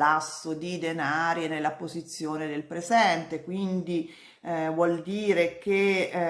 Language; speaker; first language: Italian; native; Italian